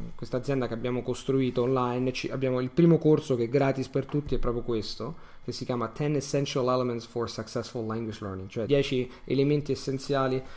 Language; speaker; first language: Italian; native; Italian